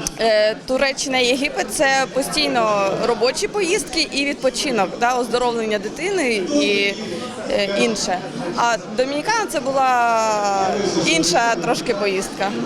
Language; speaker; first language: Ukrainian; non-native, local second language; Russian